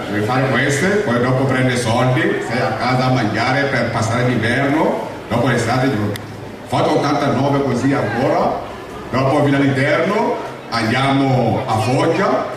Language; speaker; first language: Italian; non-native, learner; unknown